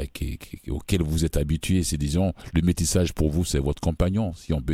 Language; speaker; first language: French; native; French